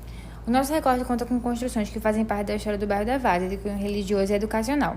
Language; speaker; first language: Portuguese; native; Portuguese